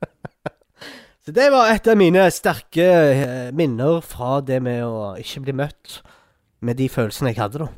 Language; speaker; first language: Norwegian; early bilingual, other home language; Arabic